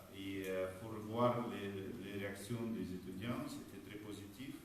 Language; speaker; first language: French; non-native, fluent; Romanian